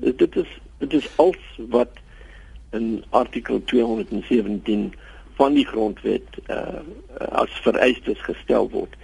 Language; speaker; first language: Afrikaans; non-native, local second language; English